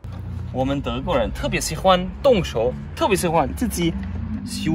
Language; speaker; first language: Chinese; non-native, learner; German